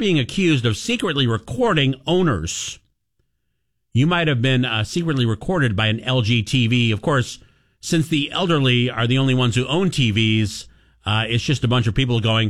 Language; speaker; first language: English; native; English